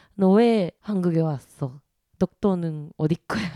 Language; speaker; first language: Korean; non-native, fluent; Japanese